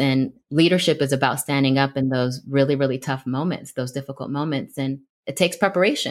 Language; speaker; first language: English; native; English